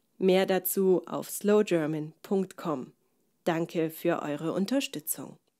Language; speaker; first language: German; native; German